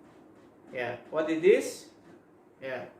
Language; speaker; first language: English; non-native, learner; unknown